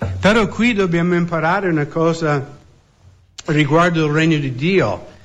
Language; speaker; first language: Italian; non-native, fluent; English